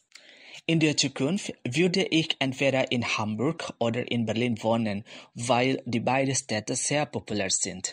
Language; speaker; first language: German; non-native, fluent; Indonesian